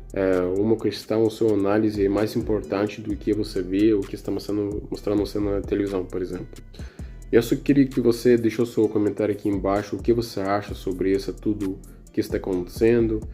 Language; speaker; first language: Portuguese; non-native, learner; Russian